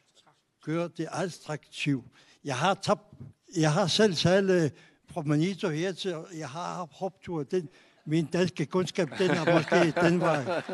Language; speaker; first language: Danish; non-native, local second language; Kalaallisut